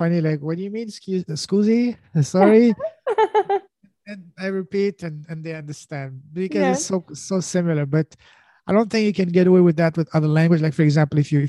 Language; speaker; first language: English; non-native, fluent; French